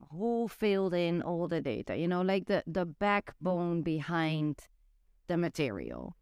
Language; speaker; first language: English; non-native, fluent; Dutch